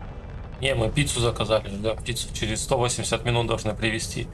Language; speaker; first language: Russian; native; Russian